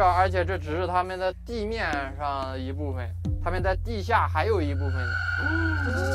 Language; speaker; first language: Chinese; native; Chinese